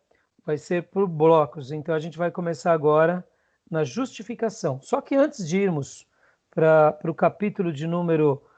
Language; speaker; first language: Portuguese; native; Portuguese